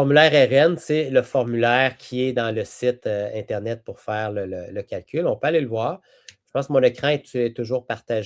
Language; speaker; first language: French; native; French